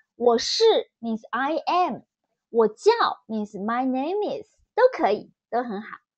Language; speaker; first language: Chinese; native; Chinese